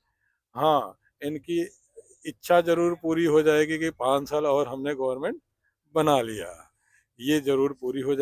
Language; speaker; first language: Hindi; native; Hindi